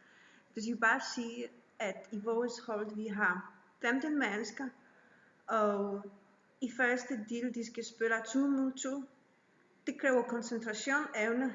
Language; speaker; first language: Danish; non-native, learner; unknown